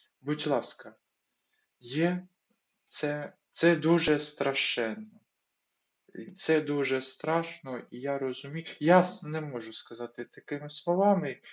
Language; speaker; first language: Ukrainian; non-native, local second language; Russian